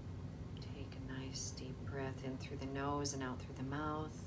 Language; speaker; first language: English; native; English